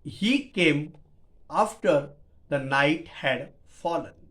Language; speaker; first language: English; non-native, local second language; Marathi